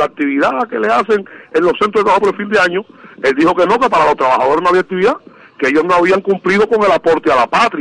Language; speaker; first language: Spanish; native; Spanish